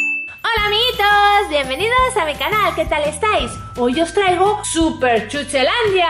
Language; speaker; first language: Spanish; native; Spanish